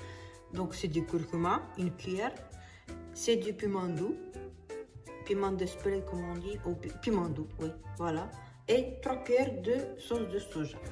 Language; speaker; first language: French; non-native, fluent; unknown